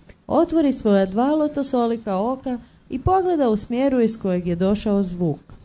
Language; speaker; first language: Croatian; native; Croatian